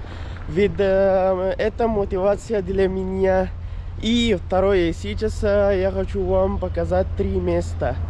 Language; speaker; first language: Russian; non-native, learner; Urdu